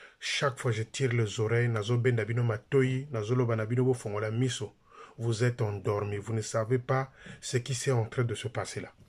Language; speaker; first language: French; non-native, local second language; Lingala